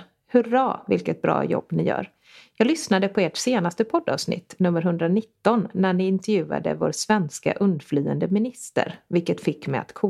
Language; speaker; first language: Swedish; native; Swedish